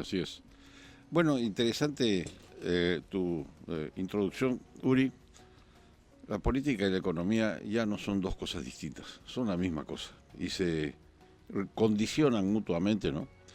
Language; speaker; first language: Spanish; native; Spanish